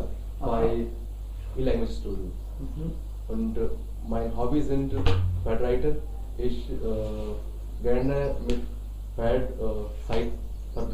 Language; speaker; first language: German; non-native, learner; Hindi